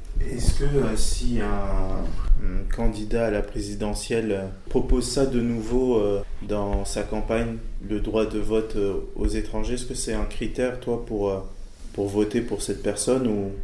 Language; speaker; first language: French; native; French